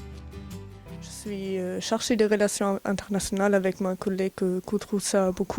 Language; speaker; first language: French; non-native, fluent; German